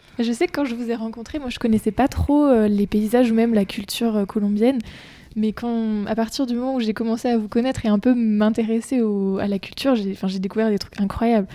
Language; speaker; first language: French; native; French